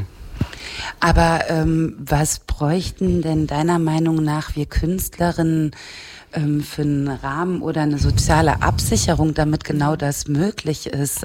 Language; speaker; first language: German; native; German